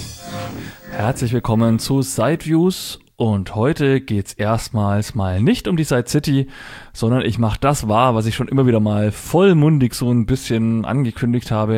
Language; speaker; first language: German; native; German